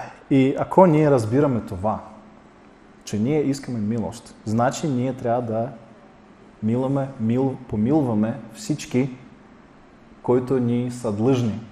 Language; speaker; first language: Bulgarian; non-native, fluent; Russian